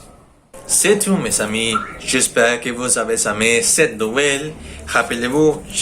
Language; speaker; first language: French; non-native, learner; Spanish